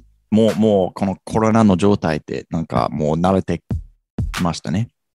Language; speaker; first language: Japanese; non-native, fluent; English